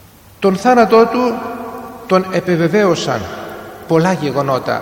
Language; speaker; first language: Greek; native; Greek